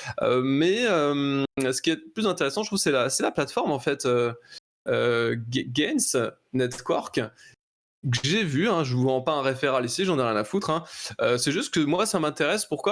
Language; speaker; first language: French; native; French